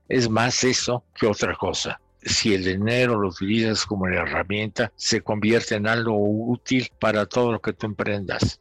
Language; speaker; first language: Spanish; native; Spanish